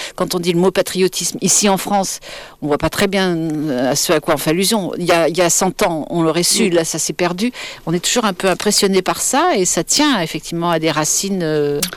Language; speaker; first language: French; native; French